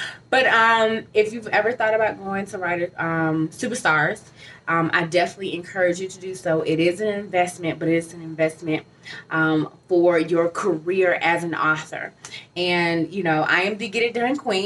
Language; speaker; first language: English; native; English